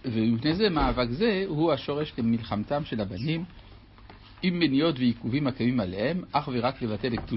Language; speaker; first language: Hebrew; native; Hebrew